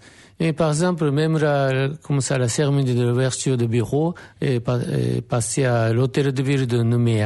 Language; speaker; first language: French; non-native, fluent; Japanese